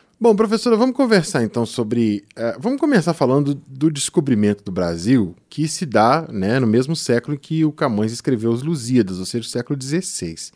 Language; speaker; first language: Portuguese; native; Portuguese